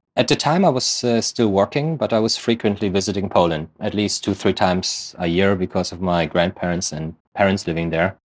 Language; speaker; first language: English; non-native, fluent; German